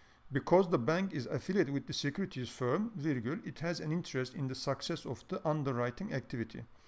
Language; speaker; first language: English; non-native, fluent; Turkish